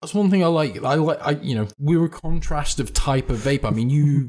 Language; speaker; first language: English; native; English